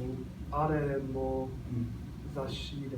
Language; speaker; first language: Japanese; non-native, learner; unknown